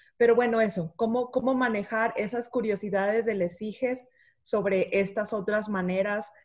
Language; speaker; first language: Spanish; native; Spanish